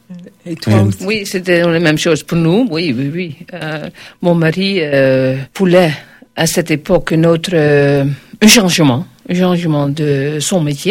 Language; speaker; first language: French; non-native, learner; Dutch